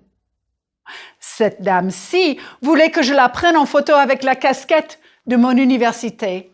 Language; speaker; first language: French; non-native, fluent; English